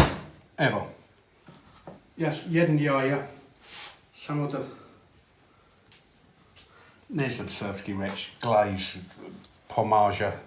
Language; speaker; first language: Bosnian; non-native, learner; English